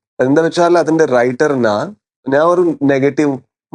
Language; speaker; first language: Malayalam; non-native, learner; Kannada